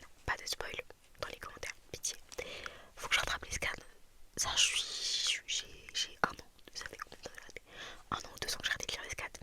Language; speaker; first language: French; native; French